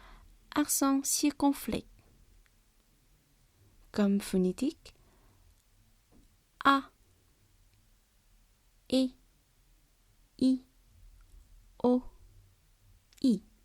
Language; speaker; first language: French; non-native, learner; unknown